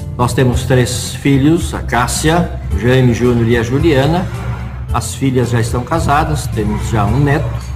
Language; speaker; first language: Portuguese; native; Portuguese